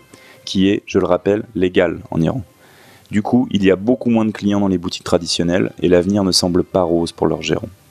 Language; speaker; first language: French; native; French